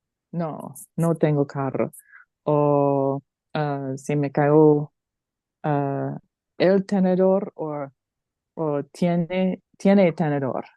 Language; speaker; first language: Spanish; non-native, learner; English